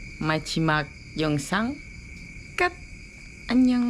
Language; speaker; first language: Korean; non-native, learner; Indonesian